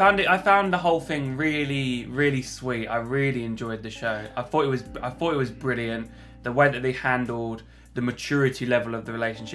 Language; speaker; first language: English; native; English